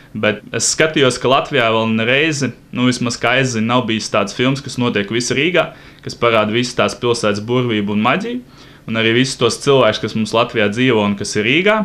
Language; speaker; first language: Latvian; non-native, local second language; Russian